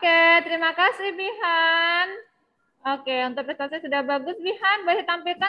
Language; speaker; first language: Indonesian; native; Indonesian